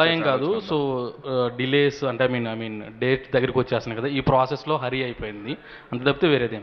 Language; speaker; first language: Telugu; native; Telugu